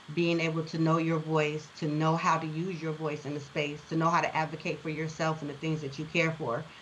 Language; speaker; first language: English; native; English